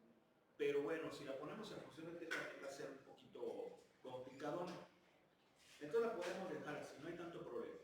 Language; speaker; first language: Spanish; native; Spanish